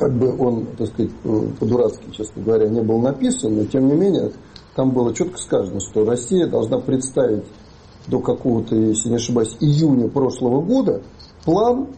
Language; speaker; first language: Russian; native; Russian